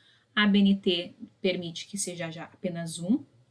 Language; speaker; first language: Portuguese; native; Portuguese